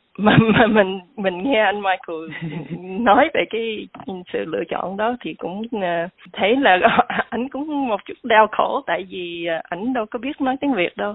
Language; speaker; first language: Vietnamese; early bilingual, heritage; Vietnamese